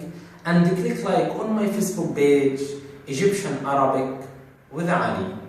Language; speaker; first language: English; non-native, fluent; Arabic